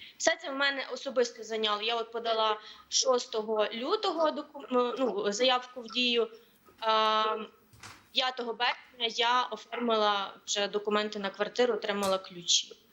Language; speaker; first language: Ukrainian; native; Ukrainian